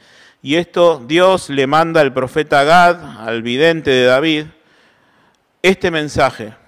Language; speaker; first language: Spanish; native; Spanish